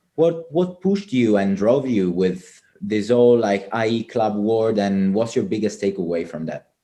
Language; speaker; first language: English; non-native, fluent; Italian